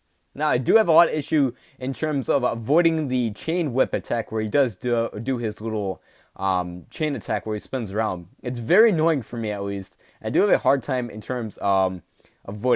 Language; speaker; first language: English; native; English